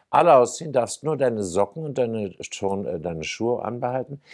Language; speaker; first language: German; native; German